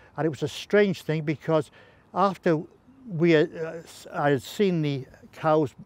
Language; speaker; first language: English; native; English